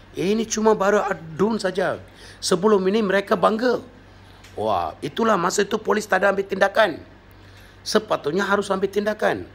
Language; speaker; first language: Malay; non-native, local second language; Tamil